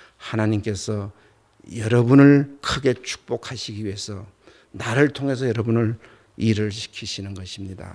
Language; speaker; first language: Korean; native; Korean